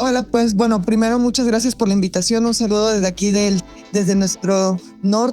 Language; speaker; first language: Spanish; native; Spanish